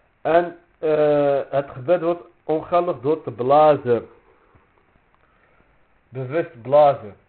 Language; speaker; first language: Dutch; early bilingual, other home language; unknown